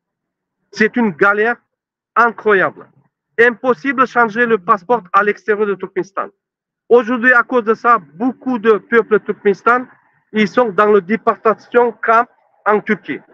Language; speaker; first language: French; non-native, learner; Turkmen